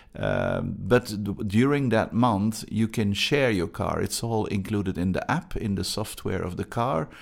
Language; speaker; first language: English; non-native, fluent; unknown